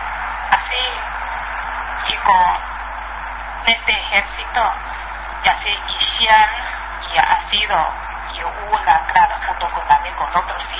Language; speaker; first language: Spanish; non-native, fluent; Chinese